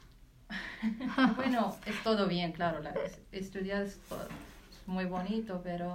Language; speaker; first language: Spanish; non-native, learner; Arabic